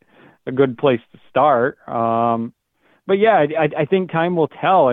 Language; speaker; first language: English; native; English